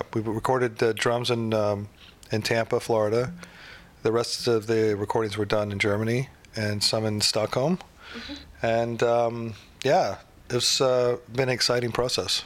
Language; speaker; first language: English; native; English